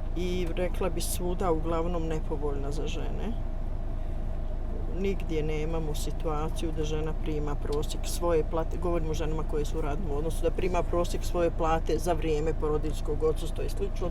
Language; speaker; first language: Bosnian; native; Bosnian